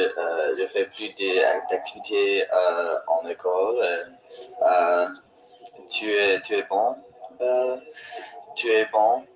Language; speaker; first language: French; non-native, learner; English